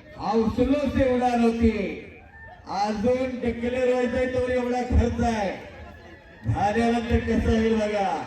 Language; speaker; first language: Marathi; native; Marathi